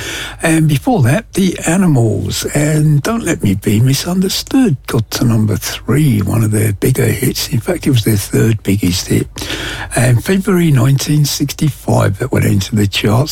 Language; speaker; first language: English; native; English